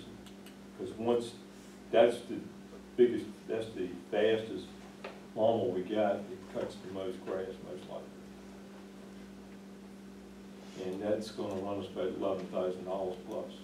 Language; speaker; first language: English; native; English